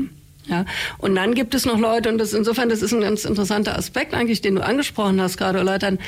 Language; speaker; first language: German; native; German